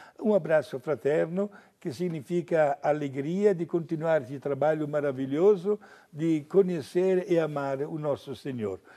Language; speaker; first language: Portuguese; non-native, fluent; Italian